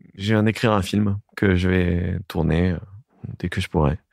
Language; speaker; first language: French; native; French